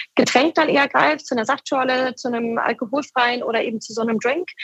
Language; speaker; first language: German; native; German